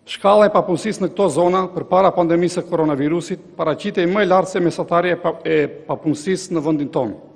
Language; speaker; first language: Albanian; non-native, local second language; Macedonian